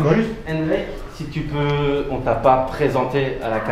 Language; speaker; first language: French; native; French